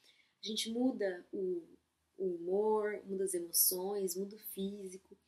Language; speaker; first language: Portuguese; native; Portuguese